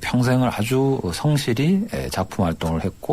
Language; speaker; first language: Korean; native; Korean